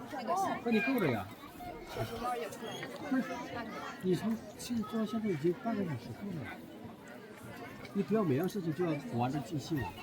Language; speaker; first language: Chinese; native; Chinese